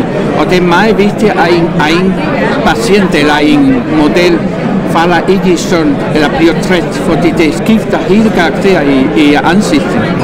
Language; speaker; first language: Danish; non-native, fluent; Spanish